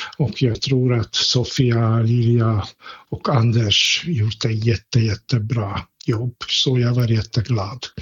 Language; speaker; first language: Swedish; non-native, fluent; Hungarian